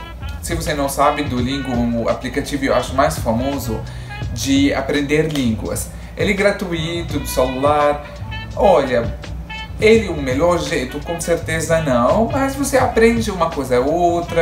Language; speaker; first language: Portuguese; non-native, fluent; Arabic